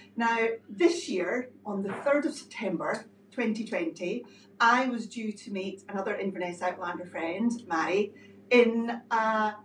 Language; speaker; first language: English; native; English